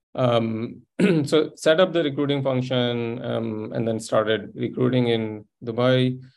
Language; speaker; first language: English; non-native, local second language; Sindhi